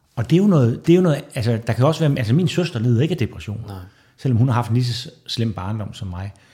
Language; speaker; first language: Danish; native; Danish